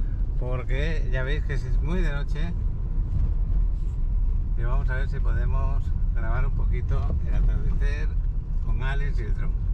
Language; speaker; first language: Spanish; native; Spanish